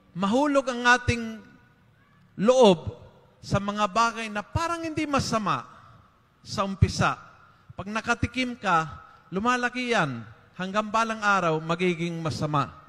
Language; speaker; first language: Filipino; non-native, fluent; Spanish